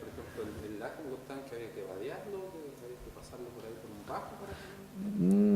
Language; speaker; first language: Spanish; native; Spanish